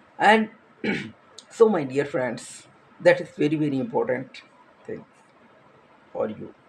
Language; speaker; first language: English; non-native, learner; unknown